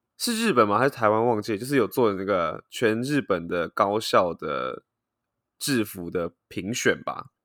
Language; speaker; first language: Chinese; native; Chinese